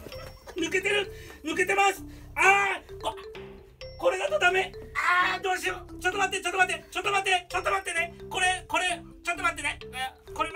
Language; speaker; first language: Japanese; native; Japanese